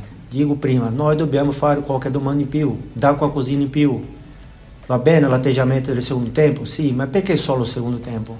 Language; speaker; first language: Italian; non-native, fluent; Portuguese